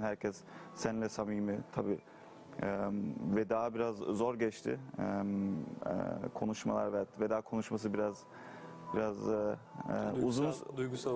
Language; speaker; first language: Turkish; early bilingual, heritage; Turkish